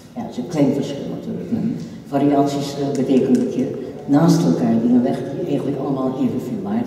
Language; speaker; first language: Dutch; non-native, fluent; Czech